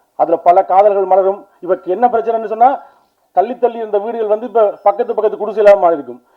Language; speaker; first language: Tamil; native; Tamil